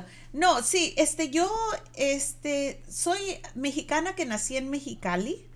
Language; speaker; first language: Spanish; native; Spanish